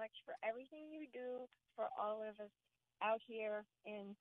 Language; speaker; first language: English; non-native, fluent; Chinese